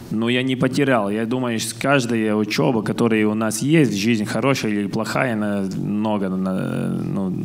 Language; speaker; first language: Russian; non-native, fluent; Latvian